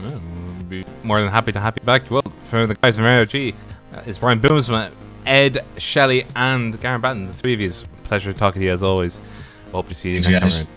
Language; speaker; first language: English; native; English